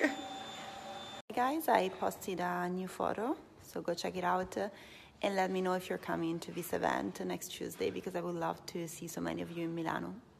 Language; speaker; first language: English; non-native, fluent; Italian